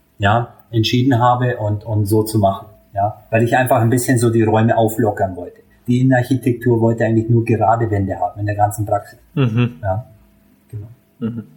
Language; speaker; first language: German; early bilingual, other home language; Hungarian